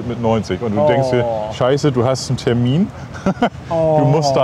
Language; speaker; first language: German; native; German